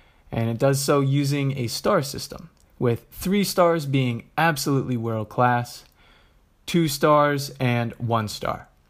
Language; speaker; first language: English; native; English